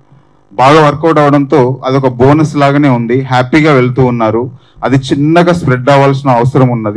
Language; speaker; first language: Telugu; native; Telugu